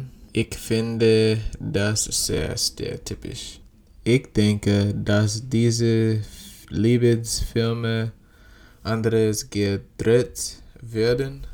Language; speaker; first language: German; non-native, learner; English